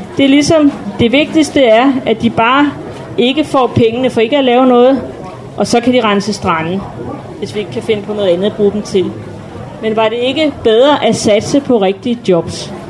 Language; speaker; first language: Danish; native; Danish